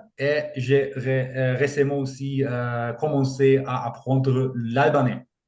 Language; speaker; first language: French; non-native, fluent; German